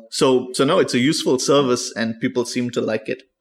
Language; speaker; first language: English; native; English